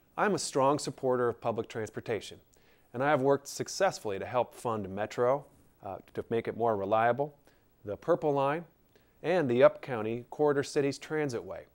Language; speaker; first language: English; native; English